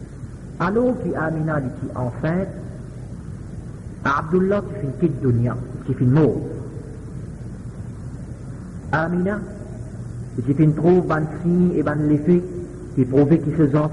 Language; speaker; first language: French; non-native, local second language; Morisyen